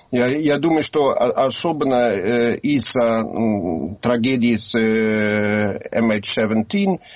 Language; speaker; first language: Russian; non-native, learner; Dutch